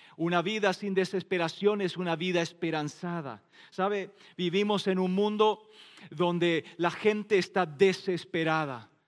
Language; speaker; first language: Spanish; non-native, local second language; Plautdietsch